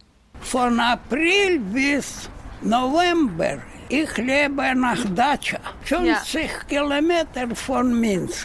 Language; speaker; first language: German; non-native, learner; Russian